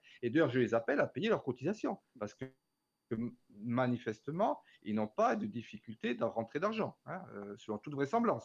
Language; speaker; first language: French; native; French